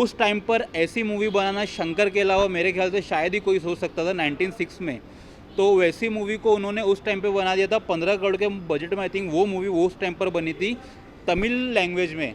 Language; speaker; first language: Hindi; native; Hindi